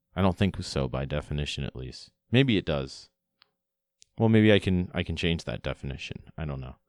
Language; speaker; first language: English; native; English